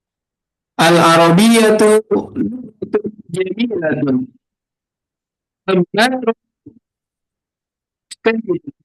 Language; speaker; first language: Arabic; non-native, fluent; Indonesian